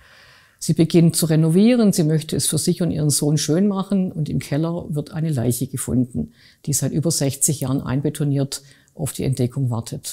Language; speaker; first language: German; native; German